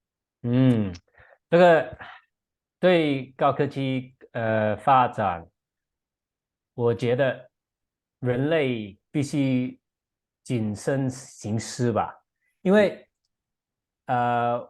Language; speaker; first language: Chinese; non-native, fluent; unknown